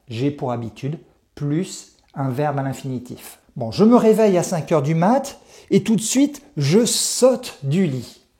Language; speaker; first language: French; native; French